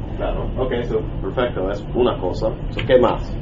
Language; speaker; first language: Spanish; non-native, learner; English